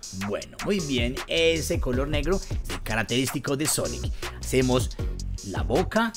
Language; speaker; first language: Spanish; native; Spanish